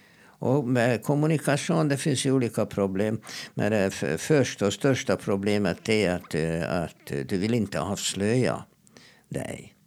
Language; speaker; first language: Swedish; non-native, fluent; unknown